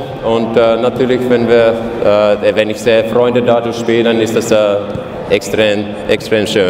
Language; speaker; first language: German; non-native, fluent; Finnish